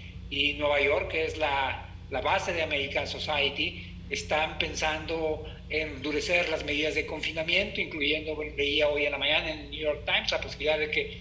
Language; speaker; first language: Spanish; native; Spanish